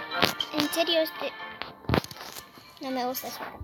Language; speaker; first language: Spanish; early bilingual, heritage; Spanish